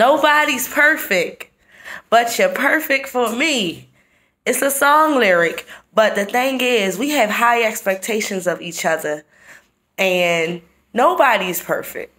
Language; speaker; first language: English; native; English